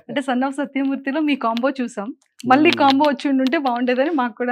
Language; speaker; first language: Telugu; native; Telugu